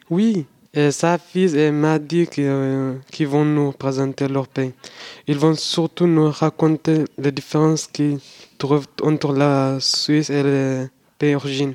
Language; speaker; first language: French; non-native, learner; Tigrinya